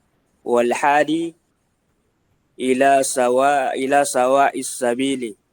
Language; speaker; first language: Arabic; non-native, learner; Indonesian